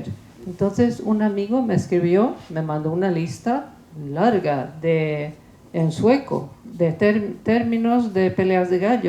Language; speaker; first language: Spanish; non-native, fluent; Swedish